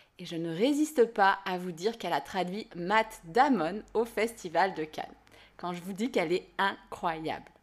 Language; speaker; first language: French; native; French